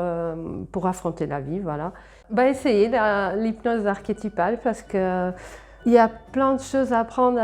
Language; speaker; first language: French; non-native, fluent; Portuguese